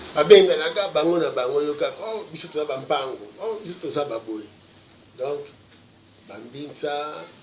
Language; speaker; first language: Lingala; non-native, local second language; Kongo